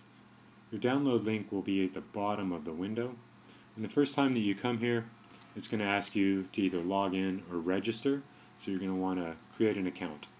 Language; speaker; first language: English; native; English